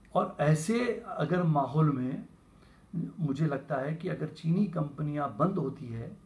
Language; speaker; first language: Hindi; non-native, local second language; Marathi